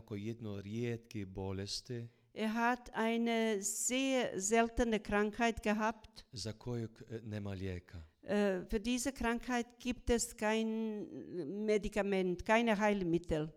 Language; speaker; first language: German; non-native, fluent; Croatian